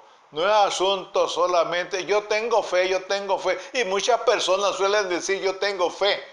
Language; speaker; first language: Spanish; native; Spanish